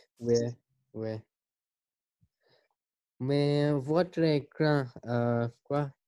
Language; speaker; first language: French; non-native, learner; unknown